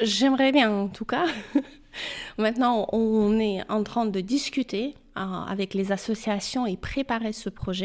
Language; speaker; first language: French; non-native, fluent; Ukrainian